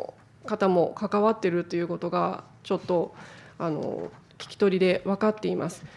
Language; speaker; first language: Japanese; native; Japanese